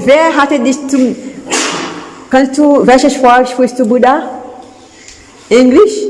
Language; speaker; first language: German; non-native, learner; Haitian Creole